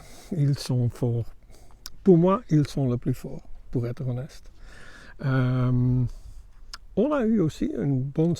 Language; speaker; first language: French; non-native, learner; Dutch